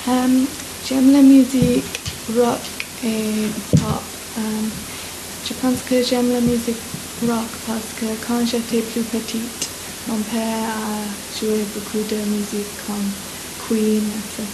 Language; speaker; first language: French; non-native, learner; English